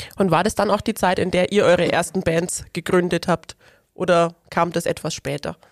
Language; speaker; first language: German; native; German